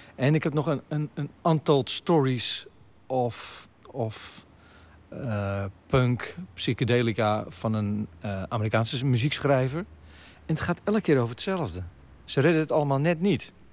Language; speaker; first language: Dutch; native; Dutch